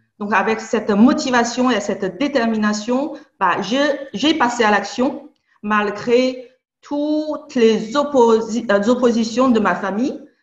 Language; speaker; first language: French; non-native, fluent; Chinese